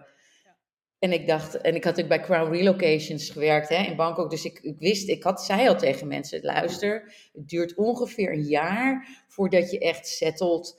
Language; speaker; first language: Dutch; native; Dutch